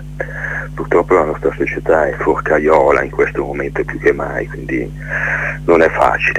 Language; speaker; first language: Italian; native; Italian